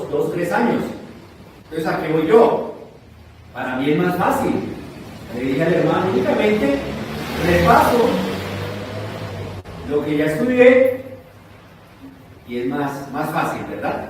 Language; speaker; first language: Spanish; native; Spanish